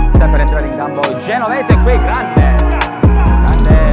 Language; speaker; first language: Italian; native; Italian